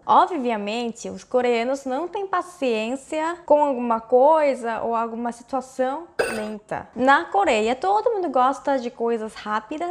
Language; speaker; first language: Portuguese; non-native, fluent; Korean